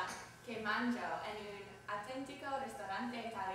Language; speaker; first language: Italian; non-native, learner; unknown